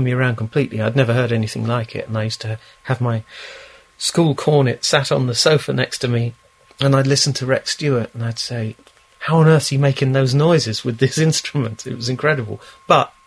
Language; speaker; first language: English; native; English